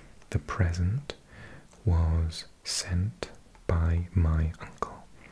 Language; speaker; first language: English; native; English